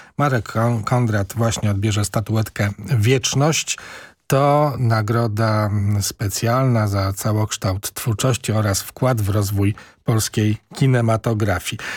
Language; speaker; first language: Polish; native; Polish